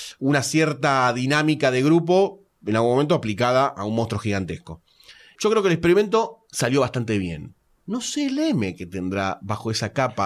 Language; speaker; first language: Spanish; native; Spanish